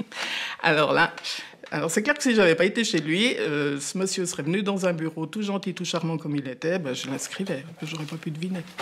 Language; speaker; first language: French; native; French